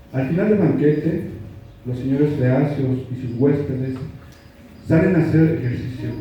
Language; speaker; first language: Spanish; native; Spanish